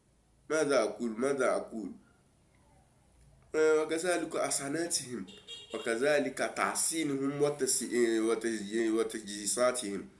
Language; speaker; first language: Arabic; non-native, learner; Yoruba